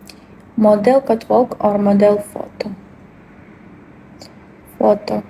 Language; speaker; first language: English; non-native, learner; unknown